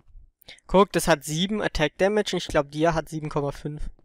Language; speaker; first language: German; native; German